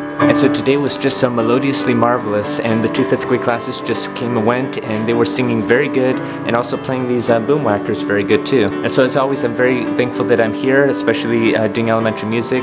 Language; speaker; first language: English; native; English